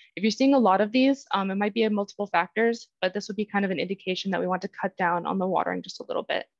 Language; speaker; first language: English; native; English